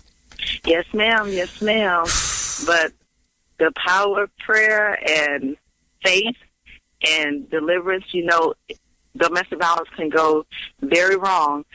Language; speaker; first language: English; native; English